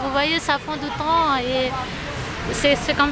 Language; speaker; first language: French; non-native, learner; Nepali